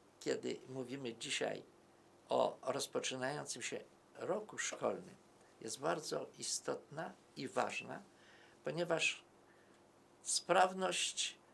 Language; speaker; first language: Polish; native; Polish